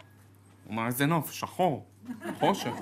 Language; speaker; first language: Hebrew; native; Hebrew